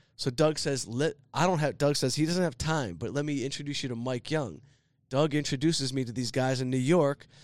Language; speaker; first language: English; native; English